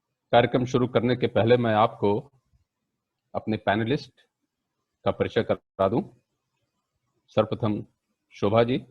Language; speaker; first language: Hindi; native; Hindi